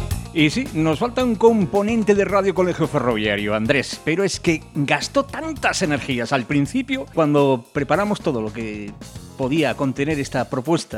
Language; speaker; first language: Spanish; native; Spanish